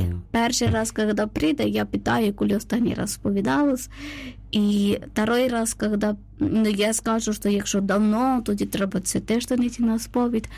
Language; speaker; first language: Ukrainian; non-native, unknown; Malayalam